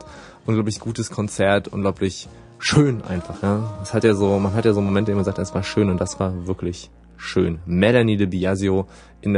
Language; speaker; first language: German; native; German